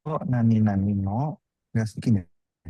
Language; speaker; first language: Japanese; non-native, learner; Indonesian